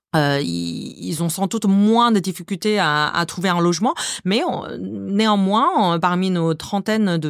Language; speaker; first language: French; non-native, fluent; Chinese